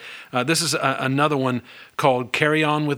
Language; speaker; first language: English; native; English